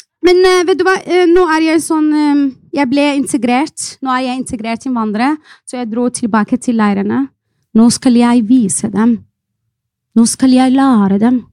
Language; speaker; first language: Norwegian; non-native, fluent; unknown